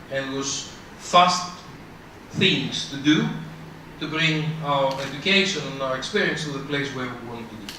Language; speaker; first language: English; non-native, fluent; Greek